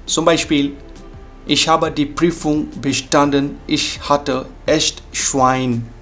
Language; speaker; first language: German; non-native, fluent; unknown